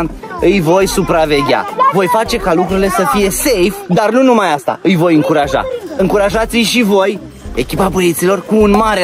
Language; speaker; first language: Romanian; native; Romanian